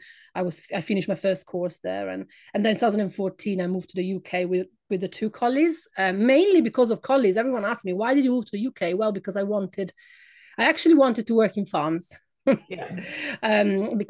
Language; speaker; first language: English; non-native, fluent; Italian